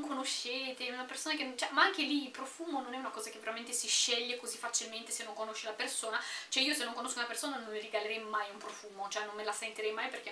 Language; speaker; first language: Italian; native; Italian